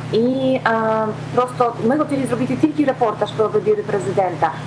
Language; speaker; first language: Ukrainian; non-native, learner; Polish